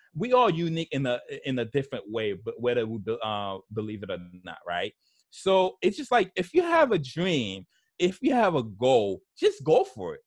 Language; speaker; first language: English; early bilingual, other home language; Haitian Creole